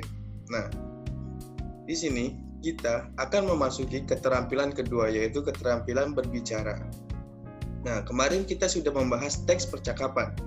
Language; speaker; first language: Indonesian; native; Indonesian